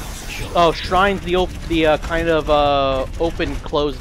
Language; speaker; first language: English; native; English